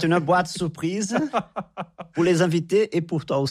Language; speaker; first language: French; non-native, fluent; Portuguese